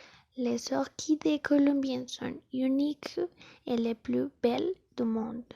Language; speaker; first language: French; non-native, learner; Spanish